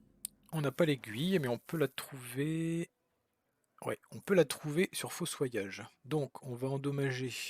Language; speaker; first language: French; native; French